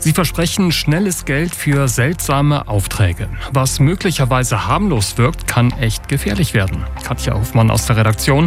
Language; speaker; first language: German; native; German